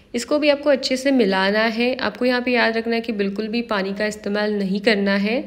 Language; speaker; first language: Hindi; non-native, local second language; Marathi